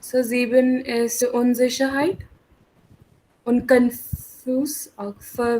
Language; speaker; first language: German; non-native, learner; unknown